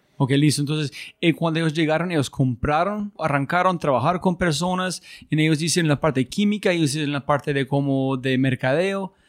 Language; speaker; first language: Spanish; non-native, learner; English